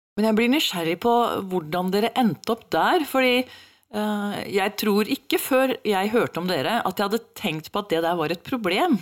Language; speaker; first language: Norwegian; native; Norwegian